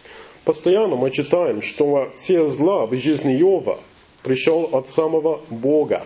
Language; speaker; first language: Russian; non-native, learner; English